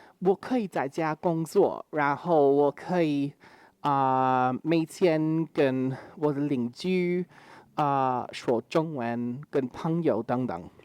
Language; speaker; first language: Chinese; non-native, learner; English